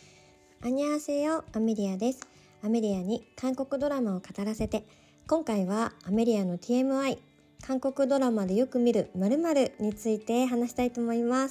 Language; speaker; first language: Japanese; native; Japanese